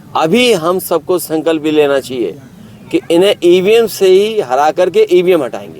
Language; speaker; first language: Hindi; native; Hindi